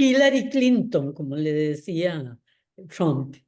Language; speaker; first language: Spanish; native; Spanish